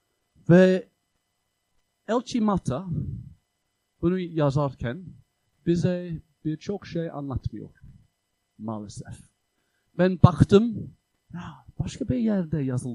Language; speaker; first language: Turkish; non-native, fluent; English